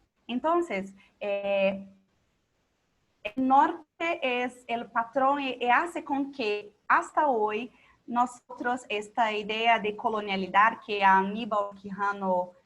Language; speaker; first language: Spanish; non-native, local second language; Portuguese